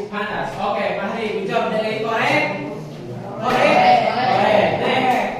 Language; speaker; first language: English; non-native, learner; Indonesian